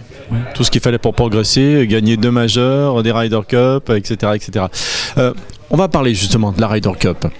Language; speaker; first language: French; native; French